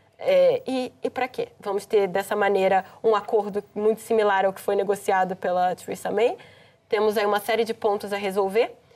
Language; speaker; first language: Portuguese; native; Portuguese